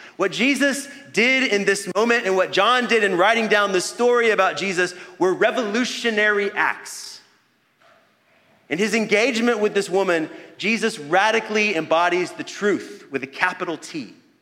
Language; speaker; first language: English; native; English